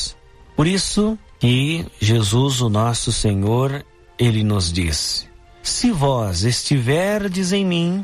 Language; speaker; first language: Portuguese; native; Portuguese